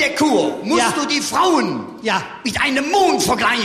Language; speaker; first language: German; native; German